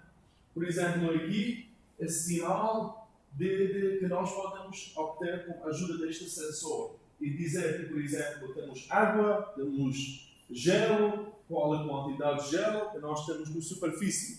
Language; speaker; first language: Portuguese; non-native, learner; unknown